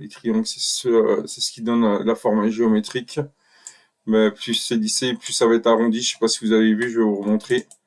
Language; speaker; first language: French; native; French